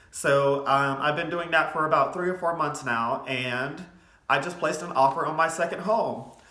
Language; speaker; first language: English; native; English